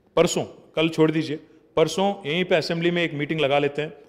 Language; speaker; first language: Hindi; non-native, local second language; Telugu